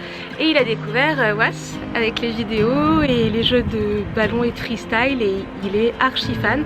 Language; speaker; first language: French; native; French